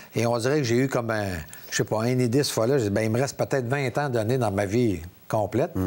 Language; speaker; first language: French; native; French